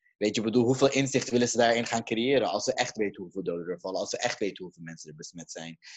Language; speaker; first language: Dutch; early bilingual, other home language; Caribbean Hindustani